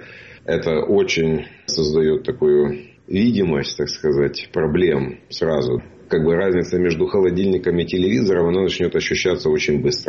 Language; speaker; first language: Russian; native; Russian